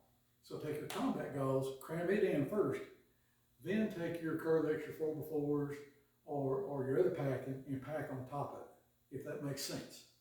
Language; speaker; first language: English; native; English